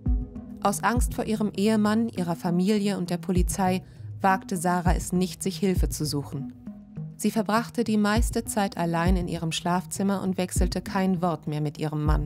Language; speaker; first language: German; native; German